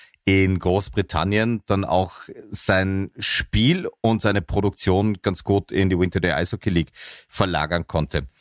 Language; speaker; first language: German; native; German